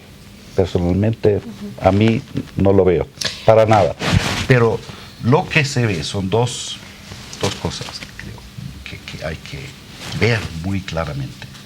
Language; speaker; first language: Spanish; non-native, fluent; German